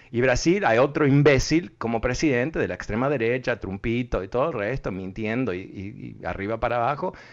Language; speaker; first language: Spanish; early bilingual, heritage; Spanish